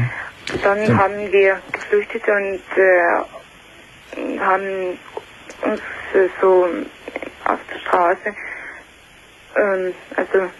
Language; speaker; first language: German; non-native, learner; Russian